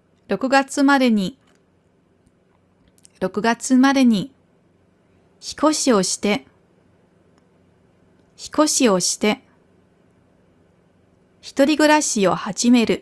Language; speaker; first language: Japanese; non-native, fluent; German